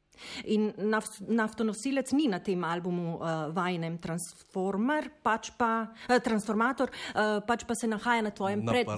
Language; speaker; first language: Slovenian; native; Slovenian